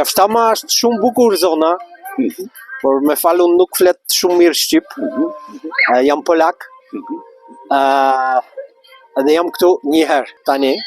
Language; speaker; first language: Albanian; non-native, learner; Polish